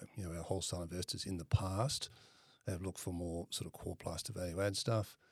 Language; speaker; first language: English; native; English